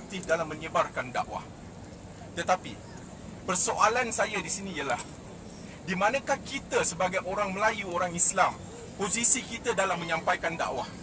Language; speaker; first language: Malay; native; Malay